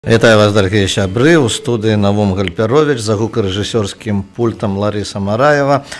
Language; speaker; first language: Belarusian; native; Belarusian